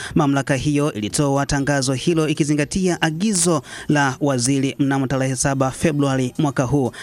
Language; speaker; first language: Swahili; non-native, local second language; Rundi